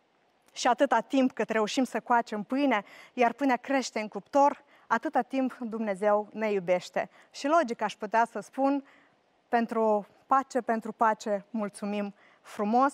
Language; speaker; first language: Romanian; native; Romanian